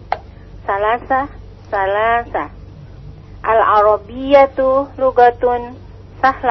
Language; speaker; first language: Arabic; non-native, learner; Indonesian